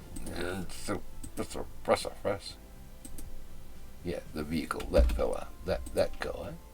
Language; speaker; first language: English; native; English